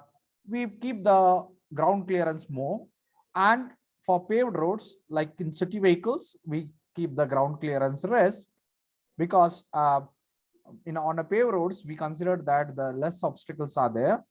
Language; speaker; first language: English; non-native, local second language; Marathi